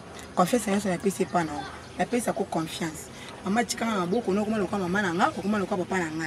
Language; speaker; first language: French; non-native, local second language; Lingala